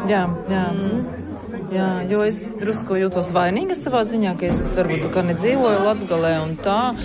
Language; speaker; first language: Latvian; native; Latvian